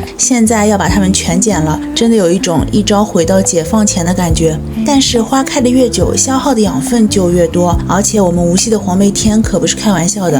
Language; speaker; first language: Chinese; native; Chinese